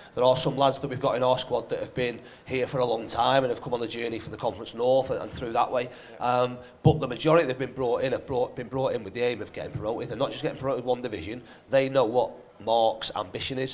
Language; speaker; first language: English; native; English